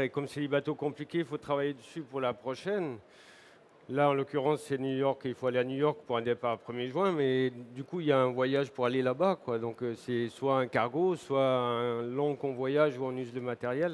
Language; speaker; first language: French; native; French